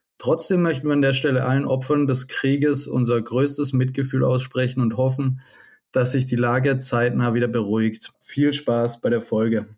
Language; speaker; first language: German; native; German